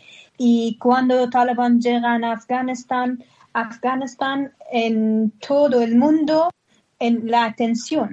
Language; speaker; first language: Spanish; non-native, learner; Persian